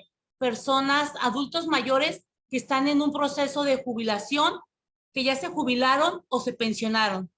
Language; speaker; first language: Spanish; native; Spanish